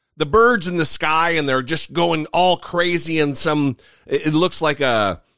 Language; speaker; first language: English; native; English